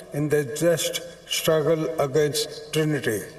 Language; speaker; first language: English; non-native, local second language; Sindhi